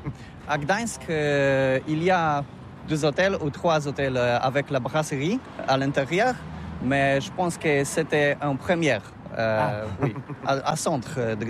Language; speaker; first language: French; non-native, learner; Polish